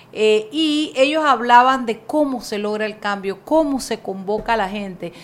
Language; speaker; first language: Spanish; native; Spanish